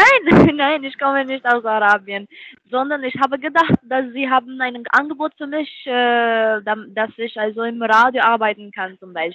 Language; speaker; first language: German; non-native, fluent; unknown